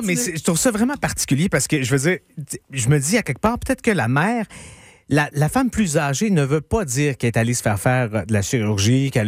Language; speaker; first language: French; native; French